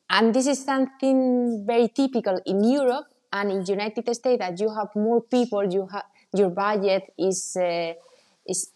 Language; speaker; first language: English; non-native, fluent; Spanish